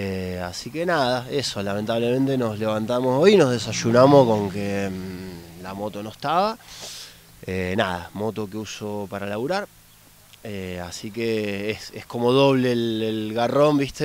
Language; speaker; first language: Spanish; native; Spanish